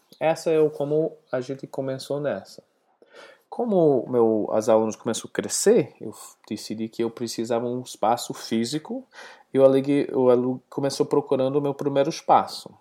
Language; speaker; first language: Portuguese; non-native, learner; English